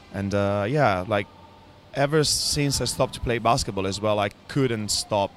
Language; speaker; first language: English; non-native, fluent; Italian